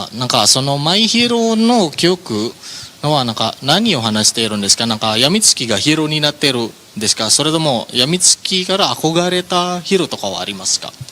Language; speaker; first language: Japanese; non-native, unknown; Indonesian